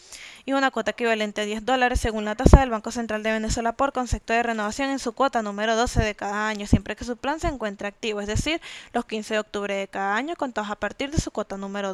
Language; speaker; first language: Spanish; native; Spanish